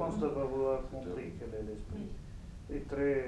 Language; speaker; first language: French; non-native, fluent; Italian